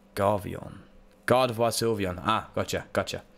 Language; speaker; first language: English; native; English